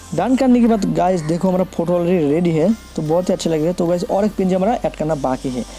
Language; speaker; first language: Hindi; non-native, local second language; Bangla